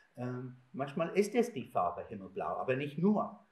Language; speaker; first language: German; non-native, fluent; English